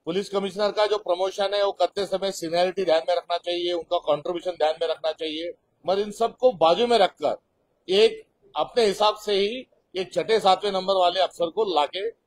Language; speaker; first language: Hindi; non-native, local second language; Marathi